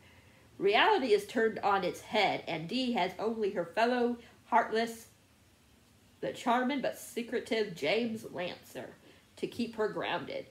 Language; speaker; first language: English; native; English